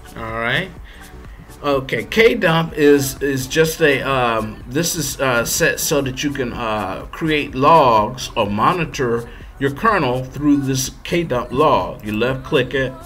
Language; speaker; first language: English; native; English